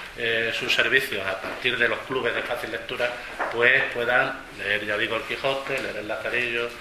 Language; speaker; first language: Spanish; native; Spanish